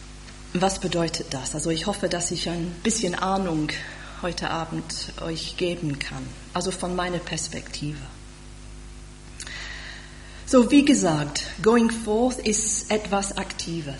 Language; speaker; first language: German; non-native, fluent; English